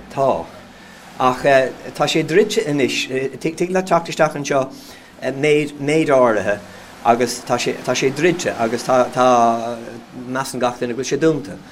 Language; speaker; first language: Irish; non-native, local second language; English